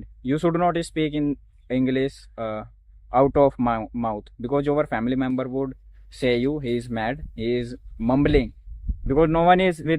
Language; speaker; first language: English; non-native, learner; Hindi